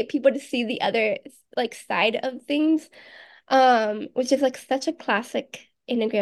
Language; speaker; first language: English; early bilingual, other home language; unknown